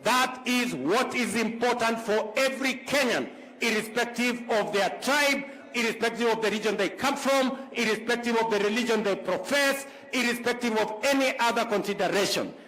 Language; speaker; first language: English; non-native, local second language; Kalenjin